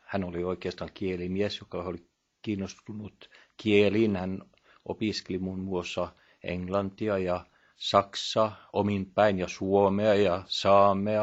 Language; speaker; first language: Finnish; early bilingual, heritage; Norwegian